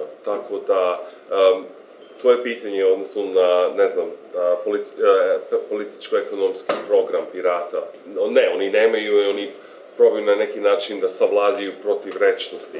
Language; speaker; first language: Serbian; non-native, fluent; English